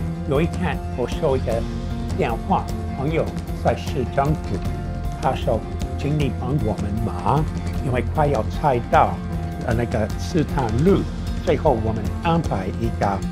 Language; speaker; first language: Chinese; non-native, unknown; English